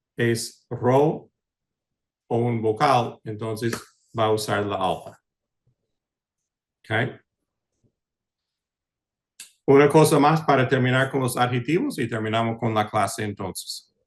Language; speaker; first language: Spanish; early bilingual, heritage; English